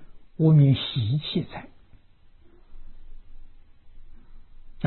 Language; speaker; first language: Chinese; native; Chinese